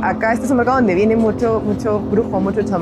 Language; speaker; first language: Spanish; native; Spanish